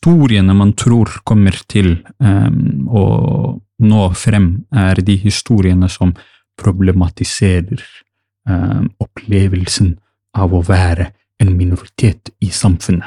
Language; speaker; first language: Norwegian; non-native, fluent; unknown